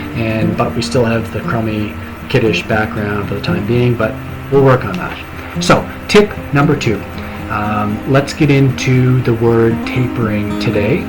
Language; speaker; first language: English; native; English